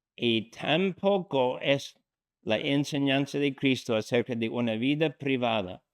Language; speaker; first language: Spanish; non-native, fluent; English